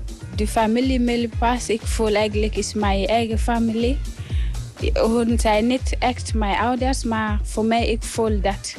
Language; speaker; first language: Dutch; non-native, learner; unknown